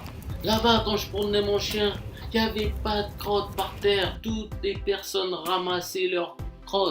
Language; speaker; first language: French; non-native, fluent; Japanese